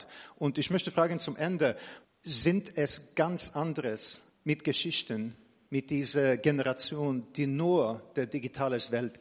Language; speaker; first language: German; non-native, fluent; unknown